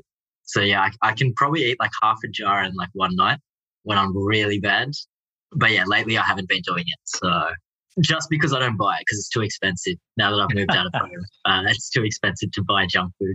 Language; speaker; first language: English; native; English